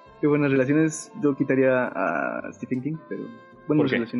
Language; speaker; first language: Spanish; native; Spanish